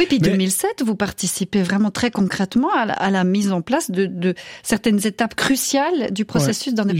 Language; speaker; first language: French; native; French